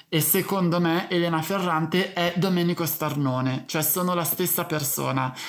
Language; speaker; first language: Italian; native; Italian